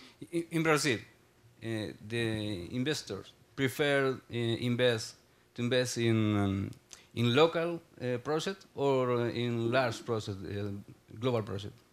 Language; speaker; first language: English; non-native, learner; Spanish